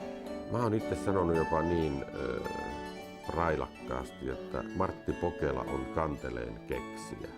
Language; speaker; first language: Finnish; native; Finnish